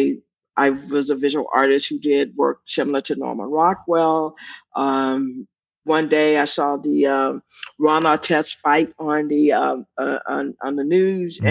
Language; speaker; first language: English; native; English